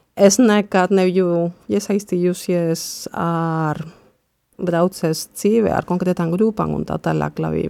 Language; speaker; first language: Latvian; non-native, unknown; Spanish